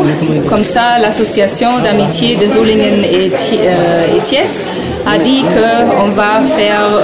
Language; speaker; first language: French; non-native, fluent; German